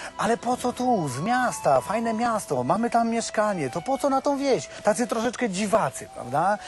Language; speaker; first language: Polish; native; Polish